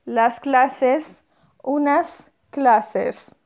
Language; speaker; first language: Spanish; non-native, fluent; Arabic